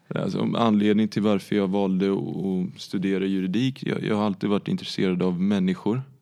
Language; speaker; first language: Swedish; early bilingual, other home language; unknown